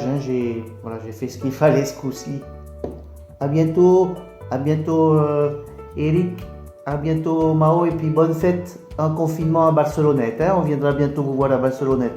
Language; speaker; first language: French; native; French